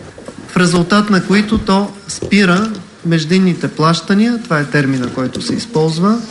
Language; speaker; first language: Bulgarian; native; Bulgarian